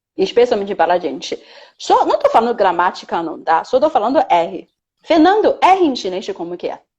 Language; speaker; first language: Portuguese; non-native, fluent; Chinese